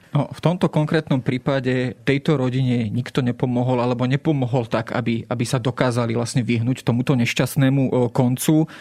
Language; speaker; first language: Slovak; native; Slovak